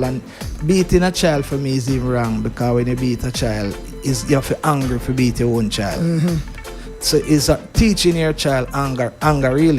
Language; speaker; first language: English; native; English